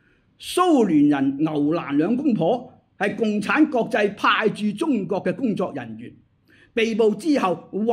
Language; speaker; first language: Chinese; native; Chinese